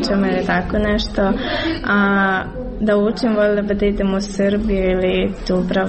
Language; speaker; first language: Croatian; non-native, learner; Russian